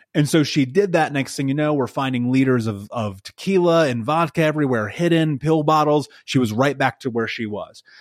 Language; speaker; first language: English; native; English